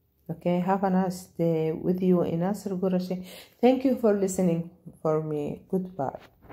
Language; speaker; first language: English; non-native, fluent; Arabic